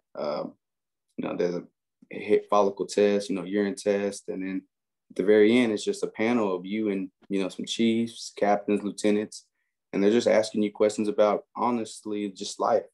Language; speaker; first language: English; native; English